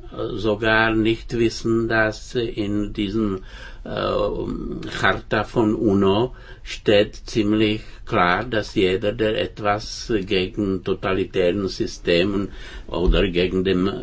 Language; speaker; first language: German; non-native, fluent; Czech